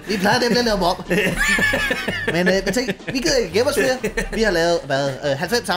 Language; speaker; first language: Danish; native; Danish